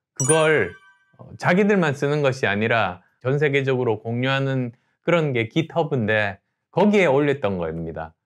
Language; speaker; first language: Korean; native; Korean